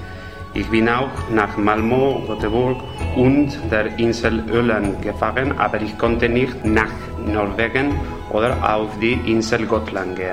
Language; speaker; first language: German; non-native, fluent; Spanish